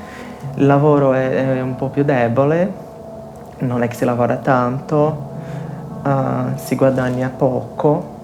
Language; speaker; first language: Italian; non-native, fluent; Portuguese